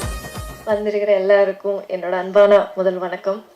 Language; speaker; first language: Tamil; non-native, learner; Malayalam